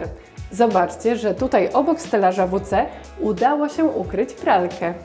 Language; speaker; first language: Polish; native; Polish